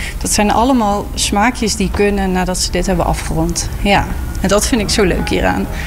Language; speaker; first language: Dutch; native; Dutch